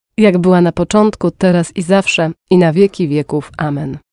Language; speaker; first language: Polish; native; Polish